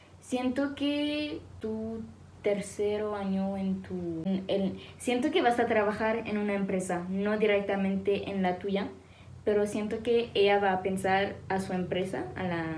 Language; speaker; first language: Spanish; non-native, fluent; French